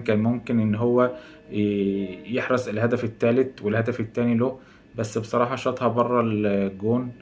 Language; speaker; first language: Arabic; native; Arabic